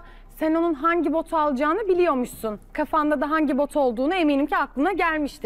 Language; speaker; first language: Turkish; native; Turkish